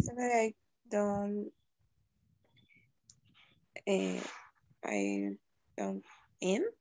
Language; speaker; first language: English; non-native, learner; Spanish